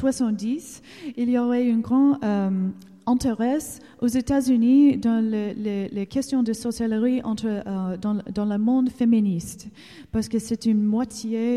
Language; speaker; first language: French; non-native, learner; English